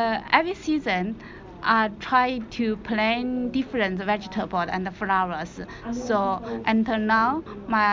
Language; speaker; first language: English; non-native, learner; Chinese